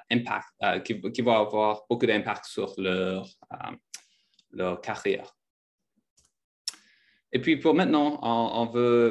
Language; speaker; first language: French; non-native, fluent; English